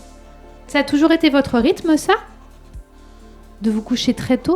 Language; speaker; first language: French; native; French